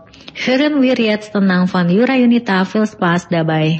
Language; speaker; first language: German; non-native, fluent; Indonesian